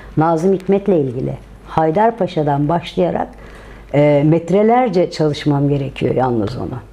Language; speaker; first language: Turkish; native; Turkish